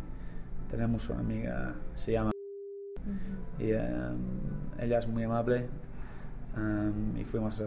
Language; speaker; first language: Spanish; non-native, learner; English